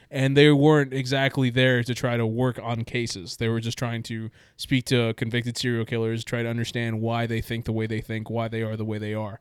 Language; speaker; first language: English; native; English